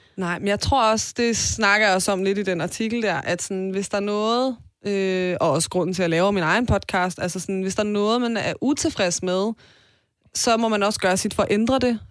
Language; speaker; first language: Danish; early bilingual, other home language; Persian